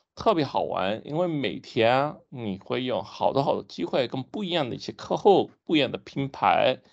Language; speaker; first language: Chinese; non-native, fluent; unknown